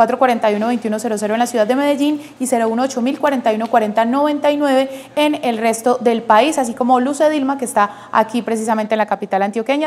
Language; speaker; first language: Spanish; native; Spanish